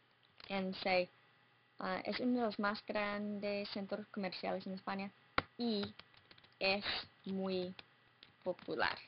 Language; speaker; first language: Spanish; non-native, fluent; English